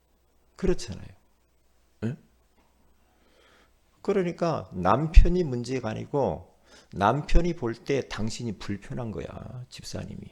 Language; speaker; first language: Korean; native; Korean